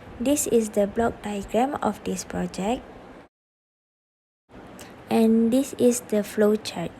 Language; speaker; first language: English; non-native, local second language; Malay